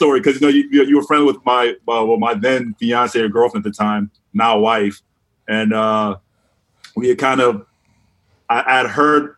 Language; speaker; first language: English; native; English